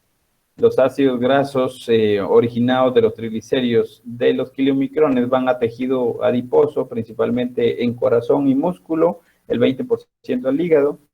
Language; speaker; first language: Spanish; native; Spanish